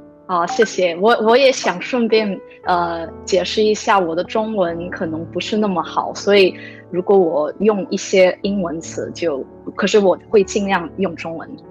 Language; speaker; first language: Chinese; early bilingual, heritage; English